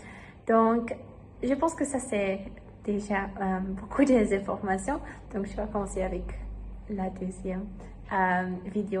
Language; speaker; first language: French; non-native, learner; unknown